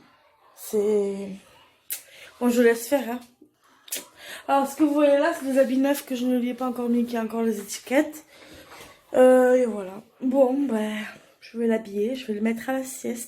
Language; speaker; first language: French; native; French